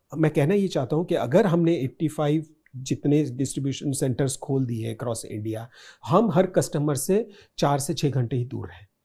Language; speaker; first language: Hindi; non-native, local second language; Gujarati